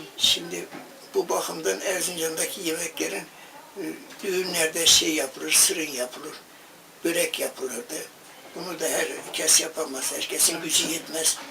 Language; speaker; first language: Turkish; native; Turkish